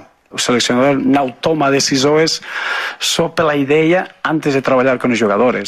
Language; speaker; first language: Portuguese; non-native, fluent; Spanish